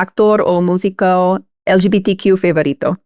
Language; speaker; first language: Spanish; non-native, fluent; English